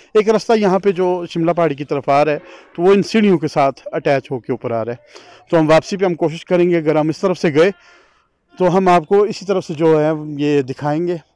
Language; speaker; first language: Urdu; non-native, local second language; Northern Hindko